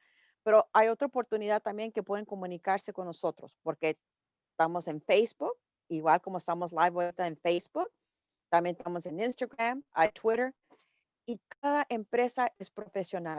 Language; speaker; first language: Spanish; early bilingual, heritage; English